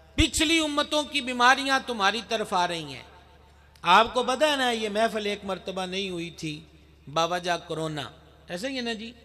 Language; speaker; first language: Urdu; non-native, local second language; Punjabi